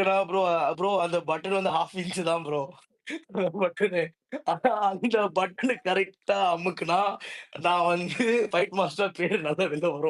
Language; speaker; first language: Tamil; native; Tamil